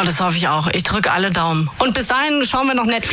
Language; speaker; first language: German; native; German